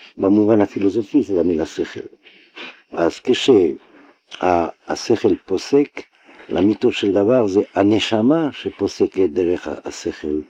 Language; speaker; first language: Hebrew; non-native, fluent; French